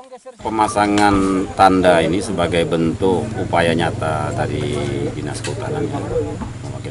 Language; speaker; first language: Indonesian; native; Indonesian